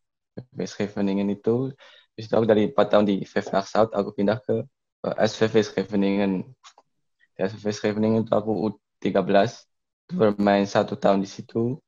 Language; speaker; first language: Indonesian; early bilingual, heritage; Indonesian